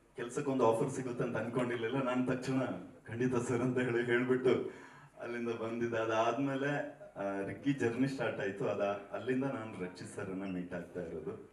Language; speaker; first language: Kannada; non-native, local second language; Tulu